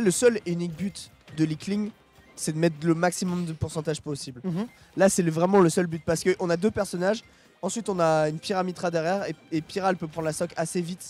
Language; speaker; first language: French; native; French